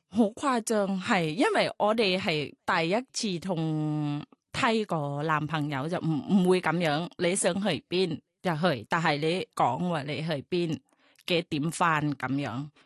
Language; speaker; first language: Cantonese; non-native, learner; Thai